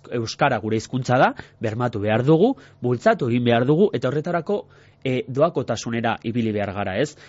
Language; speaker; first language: Basque; non-native, local second language; Spanish